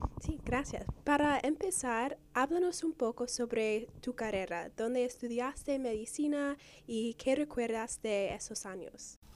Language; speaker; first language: Spanish; non-native, learner; English